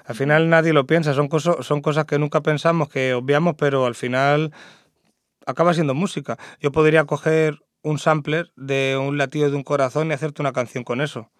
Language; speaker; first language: Spanish; native; Spanish